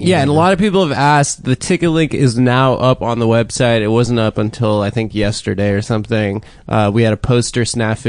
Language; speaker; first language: English; native; English